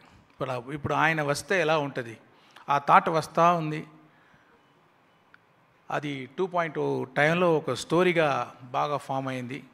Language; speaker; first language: Telugu; non-native, learner; Tamil